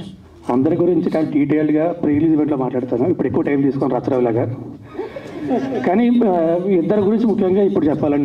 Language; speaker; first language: Telugu; native; Telugu